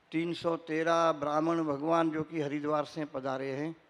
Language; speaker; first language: Hindi; non-native, local second language; Gujarati